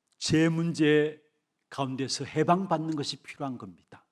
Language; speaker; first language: Korean; native; Korean